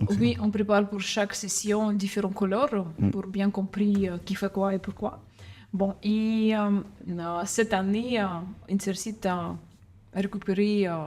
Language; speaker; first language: French; non-native, learner; Ukrainian